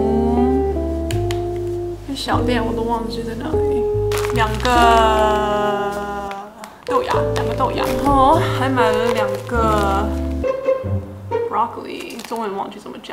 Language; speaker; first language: Chinese; early bilingual, heritage; Chinese